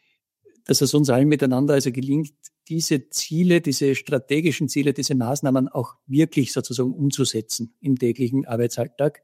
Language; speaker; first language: German; native; German